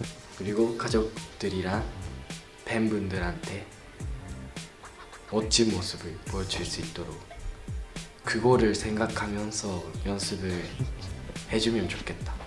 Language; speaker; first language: Korean; non-native, learner; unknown